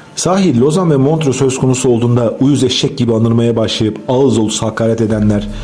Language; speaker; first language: Turkish; native; Turkish